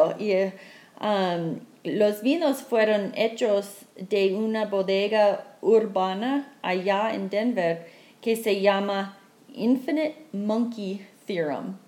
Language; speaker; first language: Spanish; non-native, learner; English